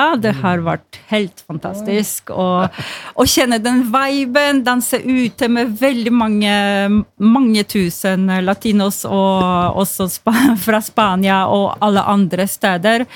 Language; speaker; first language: Norwegian; non-native, fluent; Polish